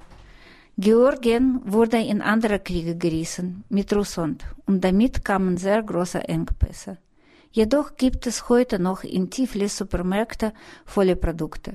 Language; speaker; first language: German; non-native, fluent; Russian